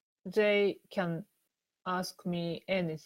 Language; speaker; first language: English; non-native, learner; Japanese